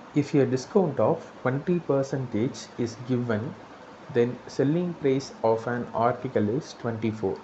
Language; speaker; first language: English; non-native, local second language; Tamil